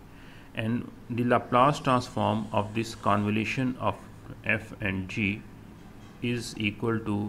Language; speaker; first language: English; non-native, local second language; Urdu